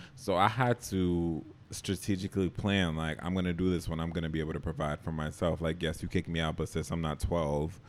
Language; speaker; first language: English; native; English